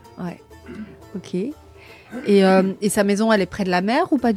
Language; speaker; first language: French; native; French